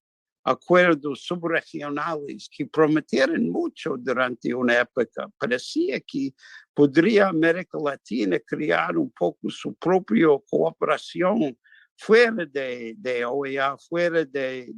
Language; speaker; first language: Spanish; non-native, fluent; English